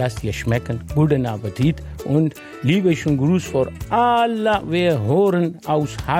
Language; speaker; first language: German; non-native, learner; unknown